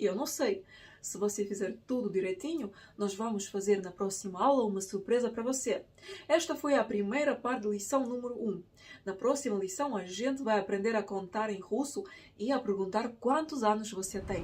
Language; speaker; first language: Portuguese; non-native, fluent; Russian